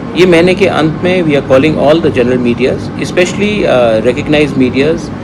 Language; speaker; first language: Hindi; non-native, local second language; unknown